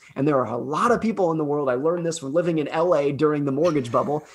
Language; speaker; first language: English; native; English